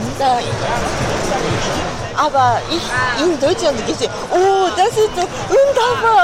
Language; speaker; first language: German; non-native, learner; Japanese